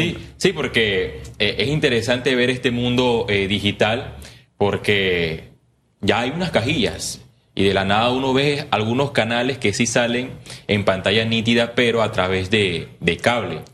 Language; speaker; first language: Spanish; native; Spanish